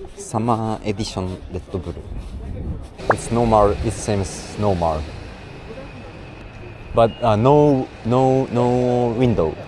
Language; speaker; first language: English; non-native, learner; Japanese